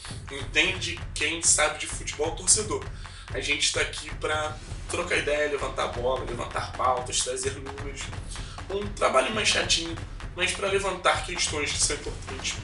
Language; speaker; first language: Portuguese; native; Portuguese